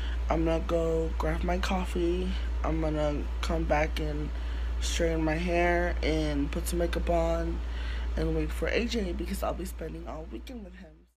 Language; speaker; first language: English; early bilingual, other home language; Spanish